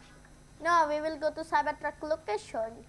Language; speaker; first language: English; non-native, learner; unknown